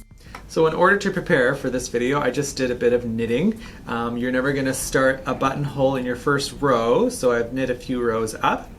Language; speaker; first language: English; native; English